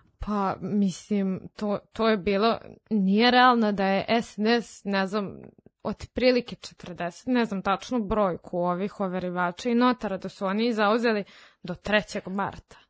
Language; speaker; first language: Serbian; non-native, local second language; Rusyn